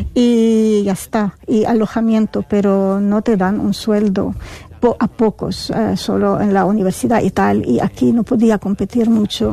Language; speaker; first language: Spanish; non-native, fluent; Arabic